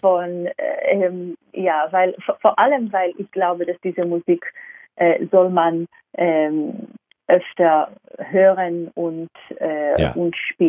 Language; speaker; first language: German; non-native, fluent; Hebrew